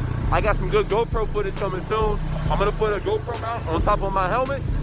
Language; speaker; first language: English; native; English